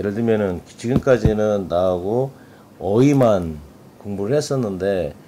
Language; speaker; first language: Korean; native; Korean